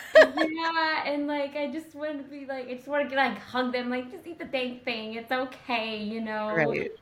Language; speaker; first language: English; native; English